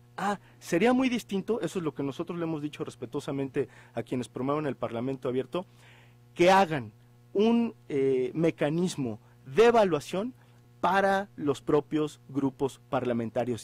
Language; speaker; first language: Spanish; native; Spanish